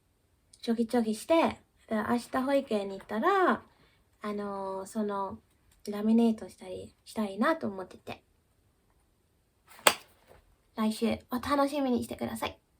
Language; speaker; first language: Japanese; early bilingual, heritage; Japanese